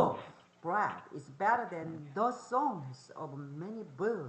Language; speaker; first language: English; non-native, fluent; Korean